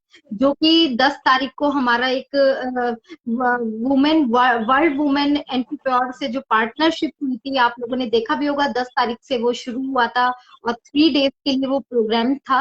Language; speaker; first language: Hindi; native; Hindi